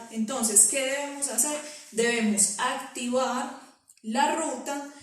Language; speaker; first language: Spanish; native; Spanish